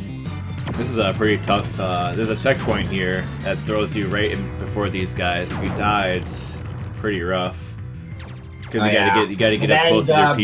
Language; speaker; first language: English; native; English